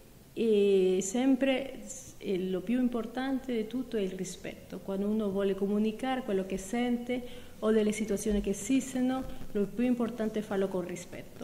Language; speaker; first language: Italian; non-native, fluent; Spanish